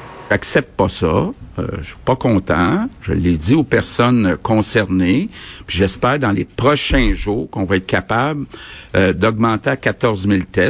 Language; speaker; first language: French; native; French